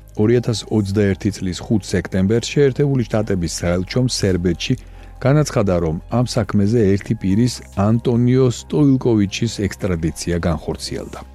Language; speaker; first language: Georgian; native; Georgian